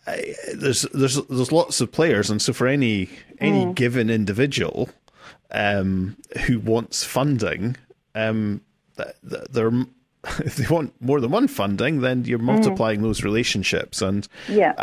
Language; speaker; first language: English; native; English